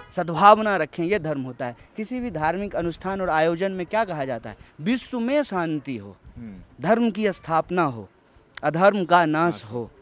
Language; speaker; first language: Hindi; native; Hindi